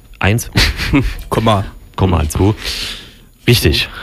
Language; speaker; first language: German; native; German